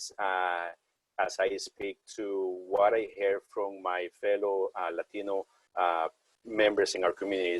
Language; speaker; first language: English; non-native, fluent; Spanish